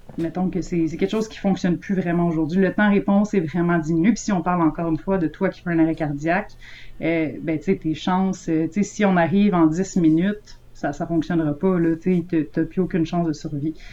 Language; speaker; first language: French; native; French